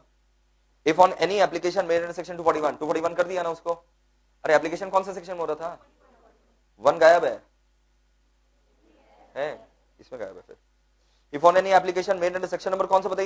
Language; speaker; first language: Hindi; non-native, local second language; Bangla